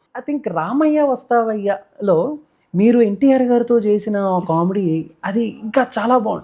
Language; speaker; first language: Telugu; native; Telugu